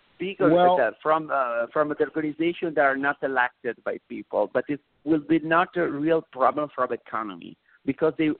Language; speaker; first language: English; non-native, fluent; Italian